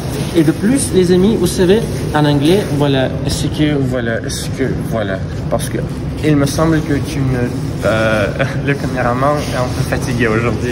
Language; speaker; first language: French; non-native, fluent; Russian